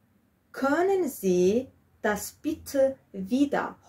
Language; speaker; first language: German; non-native, fluent; Georgian